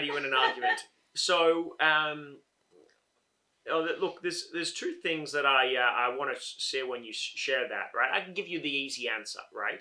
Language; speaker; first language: English; native; English